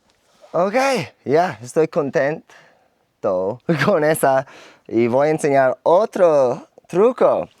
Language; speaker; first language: Spanish; non-native, learner; English